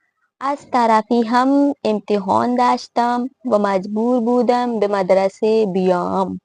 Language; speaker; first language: Persian; non-native, fluent; Urdu